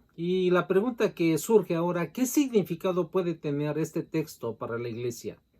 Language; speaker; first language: Spanish; native; Spanish